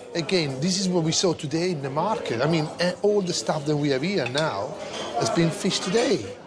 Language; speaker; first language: English; non-native, fluent; Italian